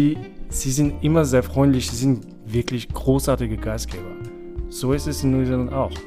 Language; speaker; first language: German; non-native, fluent; French